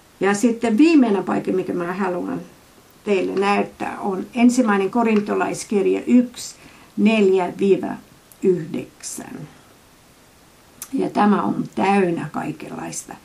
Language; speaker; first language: Finnish; non-native, fluent; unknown